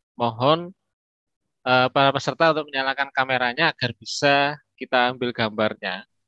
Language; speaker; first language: Indonesian; native; Indonesian